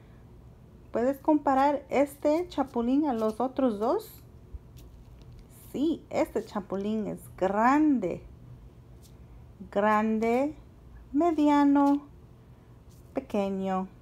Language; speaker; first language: Spanish; early bilingual, heritage; Spanish